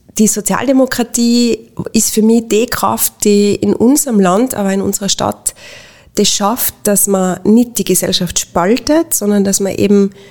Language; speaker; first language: German; native; German